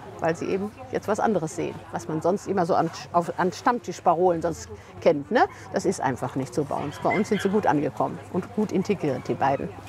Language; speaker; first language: German; native; German